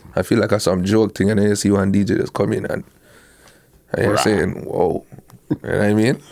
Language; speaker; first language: English; native; English